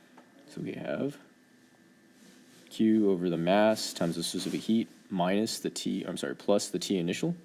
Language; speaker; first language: English; native; English